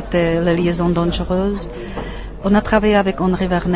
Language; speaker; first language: French; non-native, fluent; Czech